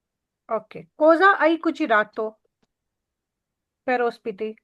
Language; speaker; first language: Italian; non-native, learner; Urdu